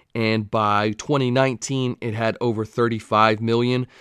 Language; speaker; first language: English; native; English